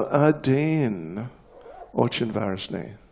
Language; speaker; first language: Russian; non-native, learner; English